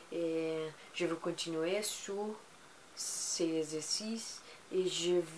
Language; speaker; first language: French; non-native, learner; Portuguese